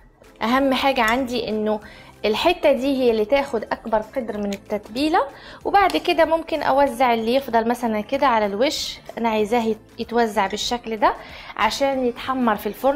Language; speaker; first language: Arabic; native; Arabic